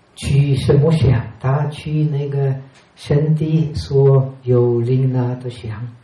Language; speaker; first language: Chinese; non-native, fluent; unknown